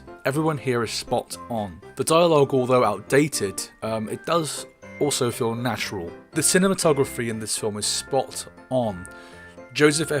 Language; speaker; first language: English; native; English